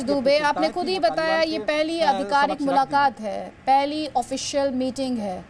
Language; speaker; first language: Hindi; native; Hindi